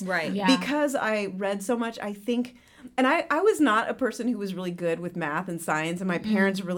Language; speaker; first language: English; native; English